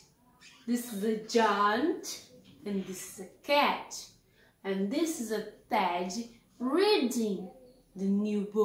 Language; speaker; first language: English; non-native, learner; Portuguese